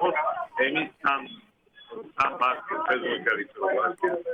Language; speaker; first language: Greek; non-native, fluent; Bulgarian